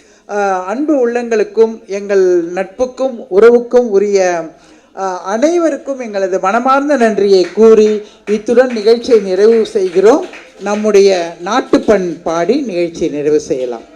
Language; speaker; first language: Tamil; native; Tamil